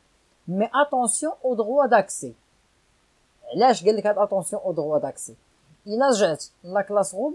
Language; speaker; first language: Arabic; native; Arabic